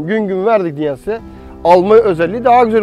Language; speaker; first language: Turkish; native; Turkish